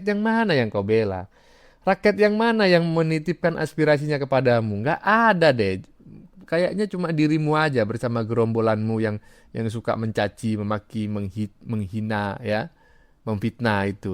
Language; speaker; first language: Indonesian; native; Indonesian